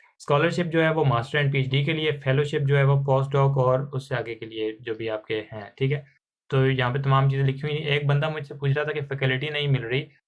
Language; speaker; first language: Urdu; non-native, local second language; Punjabi